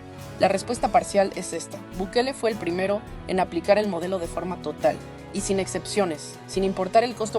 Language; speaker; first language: Spanish; native; Spanish